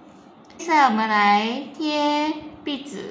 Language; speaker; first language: Chinese; native; Chinese